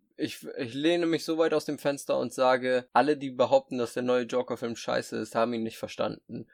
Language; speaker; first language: German; native; German